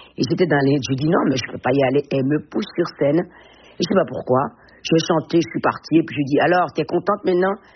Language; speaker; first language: French; non-native, local second language; Fon